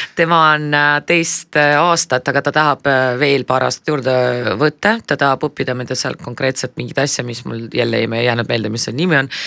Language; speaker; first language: Estonian; non-native, local second language; Russian